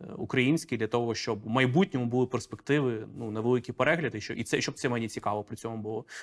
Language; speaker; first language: Ukrainian; non-native, local second language; Russian